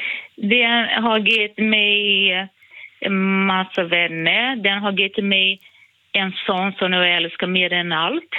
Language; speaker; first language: Swedish; non-native, fluent; Portuguese